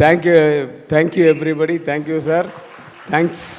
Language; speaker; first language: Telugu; non-native, learner; Tamil